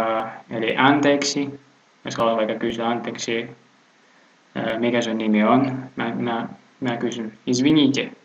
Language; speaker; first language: Finnish; non-native, fluent; Russian